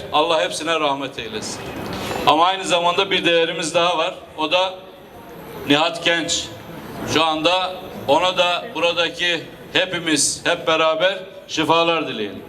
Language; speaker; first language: Turkish; native; Turkish